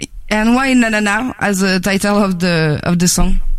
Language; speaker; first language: English; non-native, fluent; French